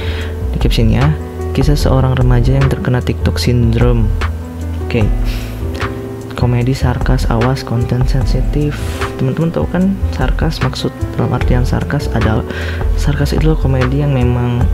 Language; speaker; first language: Indonesian; native; Indonesian